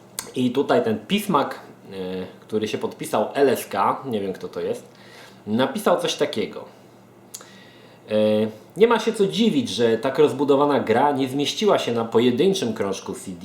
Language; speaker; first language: Polish; native; Polish